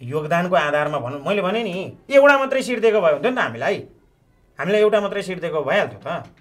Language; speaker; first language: Nepali; native; Nepali